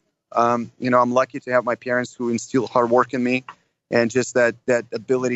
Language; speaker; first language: English; non-native, fluent; Russian